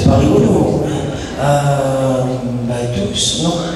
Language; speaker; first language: French; native; French